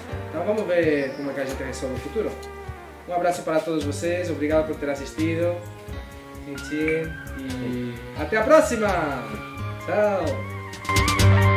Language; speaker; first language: Portuguese; non-native, fluent; Spanish